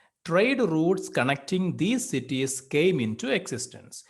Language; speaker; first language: English; non-native, local second language; Malayalam